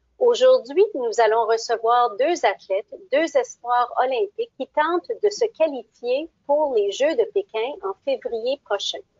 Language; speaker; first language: French; native; French